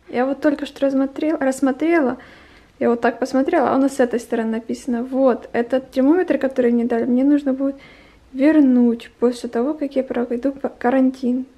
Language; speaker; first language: Russian; native; Russian